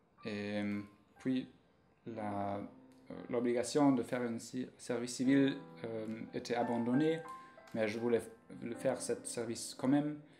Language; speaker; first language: French; non-native, fluent; German